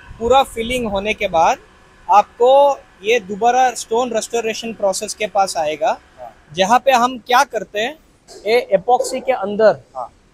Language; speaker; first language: Hindi; non-native, local second language; Kannada